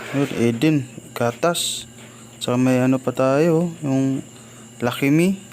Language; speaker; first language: Filipino; non-native, local second language; Cebuano